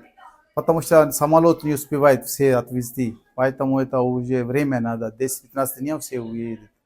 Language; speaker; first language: Russian; non-native, learner; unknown